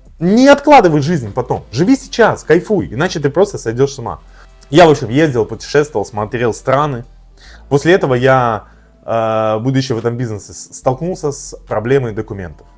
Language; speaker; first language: Russian; native; Russian